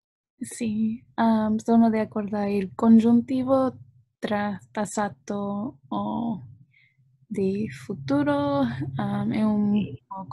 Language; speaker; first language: Italian; non-native, learner; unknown